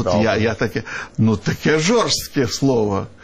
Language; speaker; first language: Ukrainian; non-native, local second language; Russian